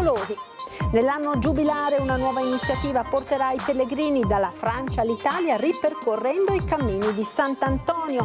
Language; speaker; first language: Italian; native; Italian